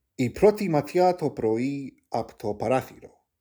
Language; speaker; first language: Greek; non-native, learner; Maltese